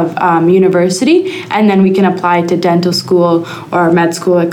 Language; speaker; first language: English; native; English